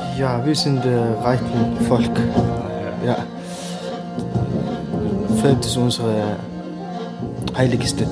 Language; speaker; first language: German; non-native, learner; Mongolian